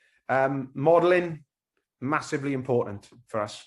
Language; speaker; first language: English; native; English